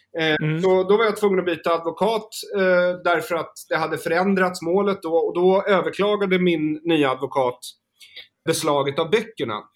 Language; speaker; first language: Swedish; native; Swedish